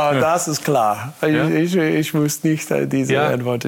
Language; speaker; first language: German; non-native, learner; English